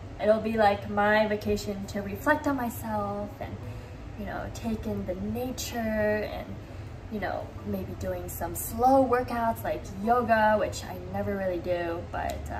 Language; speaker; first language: English; early bilingual, other home language; Japanese